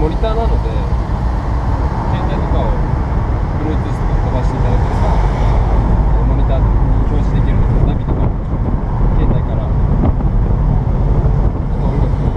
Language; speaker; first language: Japanese; native; Japanese